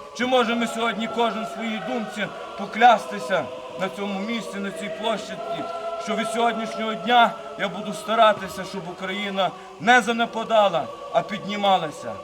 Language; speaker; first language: Ukrainian; native; Ukrainian